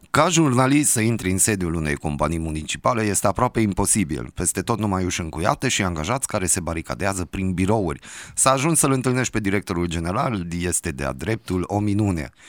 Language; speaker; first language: Romanian; native; Romanian